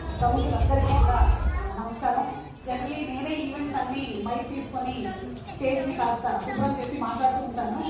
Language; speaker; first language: Telugu; non-native, local second language; Malayalam